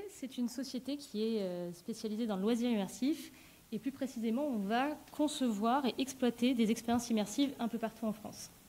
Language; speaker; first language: French; native; French